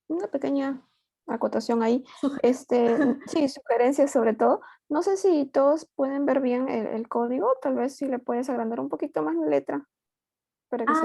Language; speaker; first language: Spanish; native; Spanish